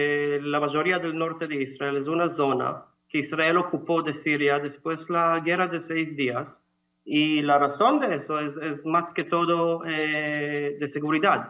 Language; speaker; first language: Spanish; non-native, fluent; Hebrew